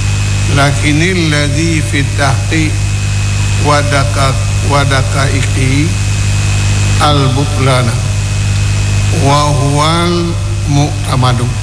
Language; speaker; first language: Arabic; non-native, fluent; Indonesian